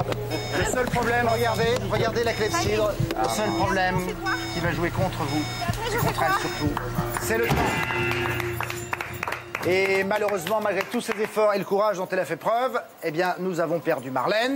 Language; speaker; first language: French; native; French